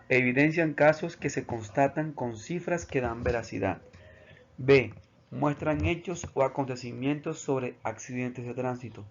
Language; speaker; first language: Spanish; native; Spanish